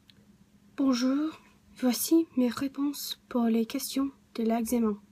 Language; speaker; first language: French; non-native, learner; English